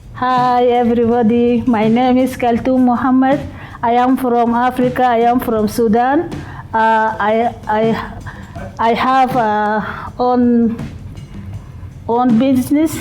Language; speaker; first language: English; non-native, learner; Arabic